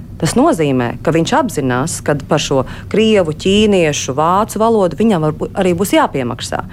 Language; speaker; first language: Latvian; native; Latvian